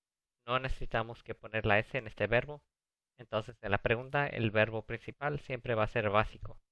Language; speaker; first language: Spanish; early bilingual, other home language; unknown